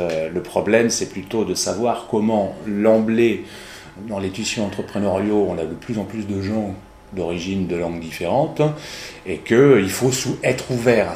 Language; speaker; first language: French; native; French